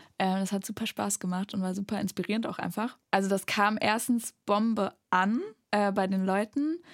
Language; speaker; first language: German; native; German